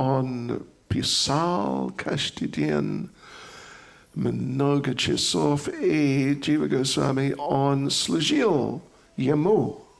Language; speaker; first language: Russian; non-native, learner; English